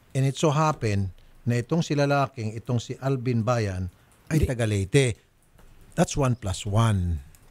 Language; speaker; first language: Filipino; native; Filipino